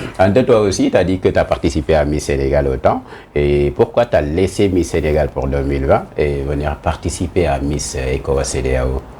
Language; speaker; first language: French; non-native, local second language; Wolof